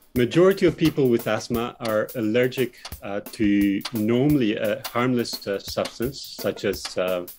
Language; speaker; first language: English; non-native, fluent; Albanian